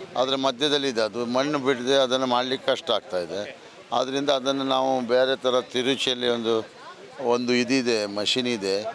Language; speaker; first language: Kannada; native; Kannada